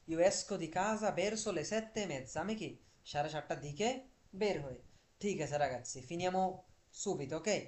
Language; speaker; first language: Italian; non-native, fluent; Bangla